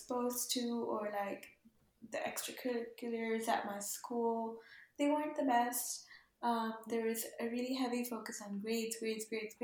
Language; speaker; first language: English; non-native, local second language; Urdu